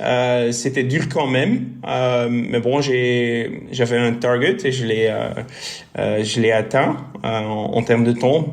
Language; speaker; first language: French; non-native, local second language; Dutch